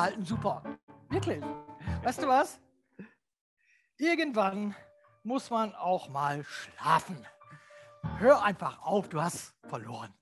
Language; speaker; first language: German; native; German